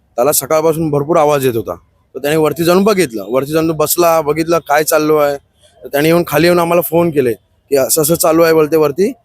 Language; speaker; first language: Marathi; native; Marathi